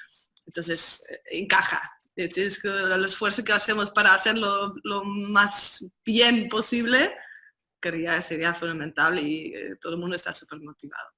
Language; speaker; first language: Spanish; non-native, fluent; Dutch